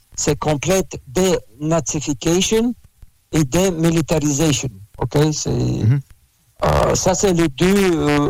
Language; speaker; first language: French; non-native, learner; Russian